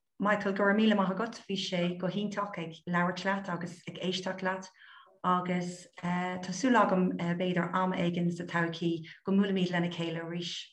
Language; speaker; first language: Irish; non-native, local second language; English